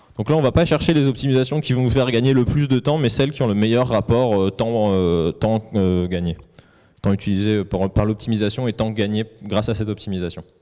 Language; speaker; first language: French; native; French